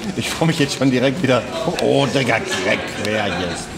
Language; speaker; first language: German; native; German